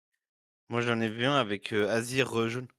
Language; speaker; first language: French; native; French